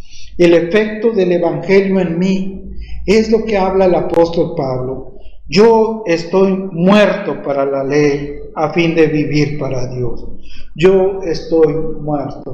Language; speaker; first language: Spanish; native; Spanish